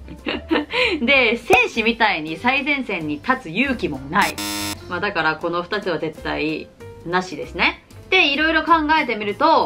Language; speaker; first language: Japanese; non-native, fluent; Cantonese